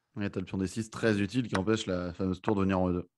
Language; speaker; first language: French; native; French